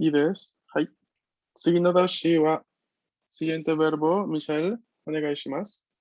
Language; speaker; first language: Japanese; non-native, fluent; Spanish